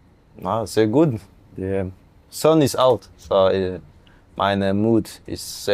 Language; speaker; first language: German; non-native, learner; Norwegian